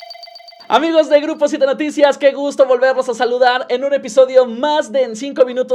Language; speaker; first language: Spanish; native; Spanish